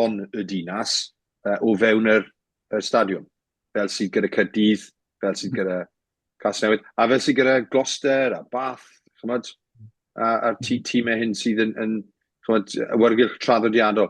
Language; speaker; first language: Welsh; native; Welsh